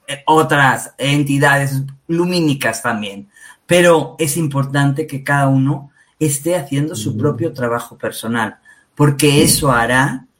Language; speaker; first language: Spanish; native; Spanish